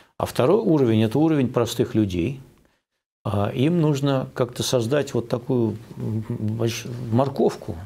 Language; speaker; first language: Russian; native; Russian